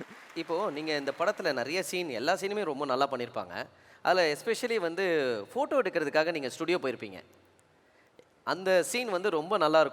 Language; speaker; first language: Tamil; native; Tamil